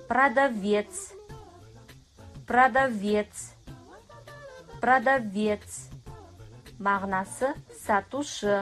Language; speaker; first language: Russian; non-native, fluent; Kazakh